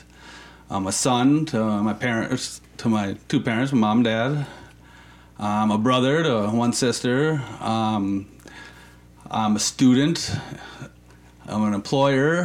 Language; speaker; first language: English; native; English